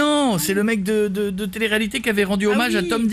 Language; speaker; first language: French; native; French